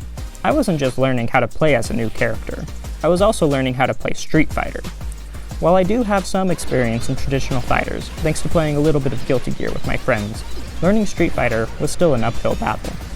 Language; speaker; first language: English; native; English